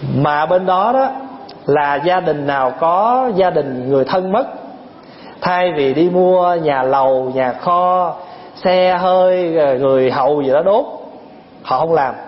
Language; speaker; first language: Vietnamese; early bilingual, other home language; English